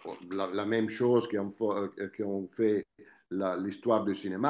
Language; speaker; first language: French; non-native, fluent; Italian